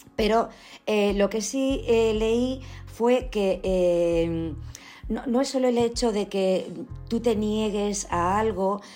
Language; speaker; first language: Spanish; native; Spanish